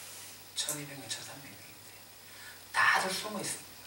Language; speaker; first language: Korean; native; Korean